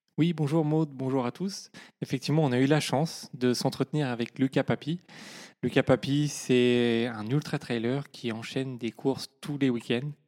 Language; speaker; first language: French; native; French